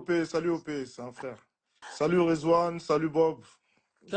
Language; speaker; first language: French; native; French